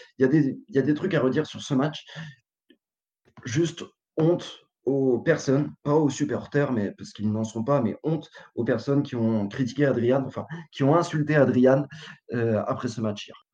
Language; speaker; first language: French; native; French